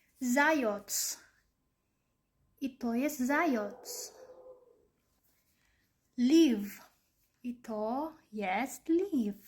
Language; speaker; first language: Polish; non-native, learner; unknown